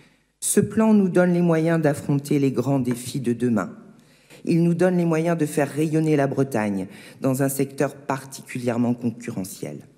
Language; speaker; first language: French; native; French